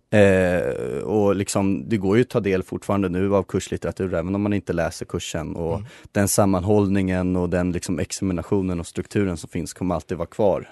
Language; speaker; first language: Swedish; native; Swedish